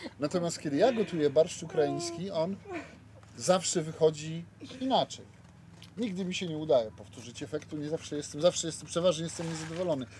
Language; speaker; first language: Polish; native; Polish